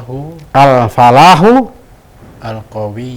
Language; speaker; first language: Arabic; non-native, learner; Indonesian